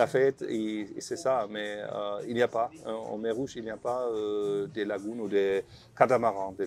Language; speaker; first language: French; non-native, learner; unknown